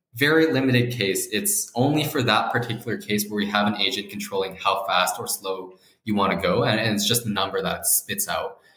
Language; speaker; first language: English; native; English